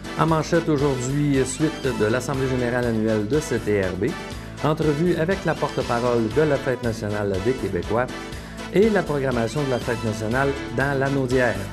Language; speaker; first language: French; native; French